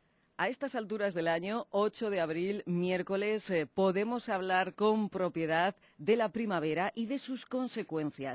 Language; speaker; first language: Spanish; native; Spanish